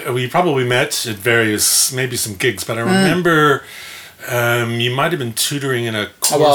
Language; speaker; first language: English; native; English